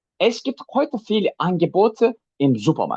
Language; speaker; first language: German; non-native, fluent; Turkish